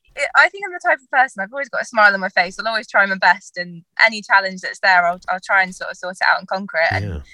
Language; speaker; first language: English; native; English